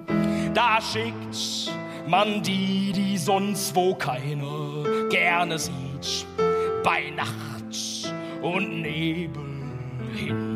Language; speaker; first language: German; native; German